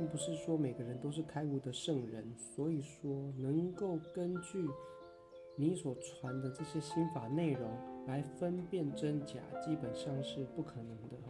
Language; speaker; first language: Chinese; native; Chinese